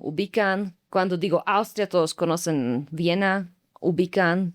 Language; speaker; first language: Spanish; non-native, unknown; Slovak